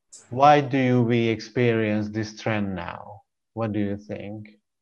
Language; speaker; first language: English; non-native, fluent; Hungarian